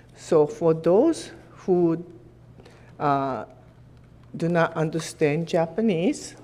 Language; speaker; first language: English; non-native, fluent; Japanese